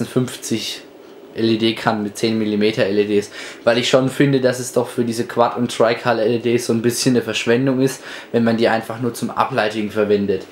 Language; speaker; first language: German; native; German